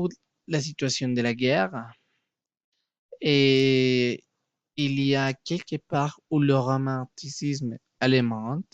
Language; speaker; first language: French; non-native, learner; Spanish